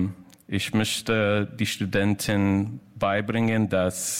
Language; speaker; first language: German; non-native, learner; English